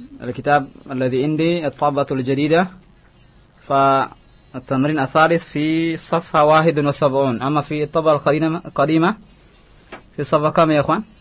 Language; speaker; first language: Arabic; non-native, fluent; Indonesian